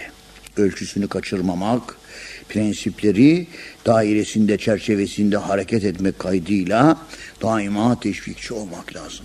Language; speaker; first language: Turkish; native; Turkish